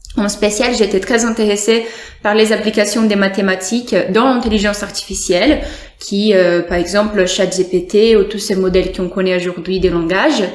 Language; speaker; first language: French; non-native, fluent; Portuguese